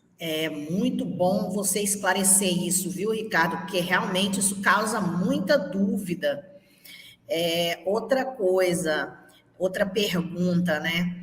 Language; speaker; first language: Portuguese; native; Portuguese